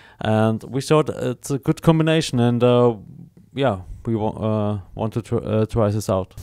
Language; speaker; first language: English; non-native, learner; German